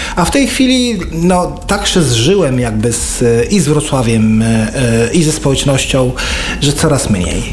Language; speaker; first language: Polish; non-native, fluent; Arabic